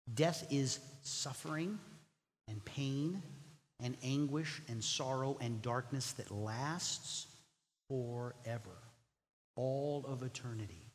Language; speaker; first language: English; non-native, fluent; Spanish